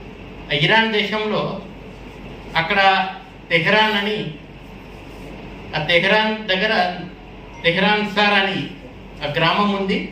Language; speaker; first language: Telugu; native; Telugu